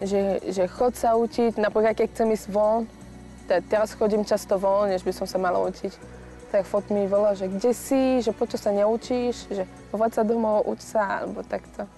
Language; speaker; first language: Slovak; non-native, fluent; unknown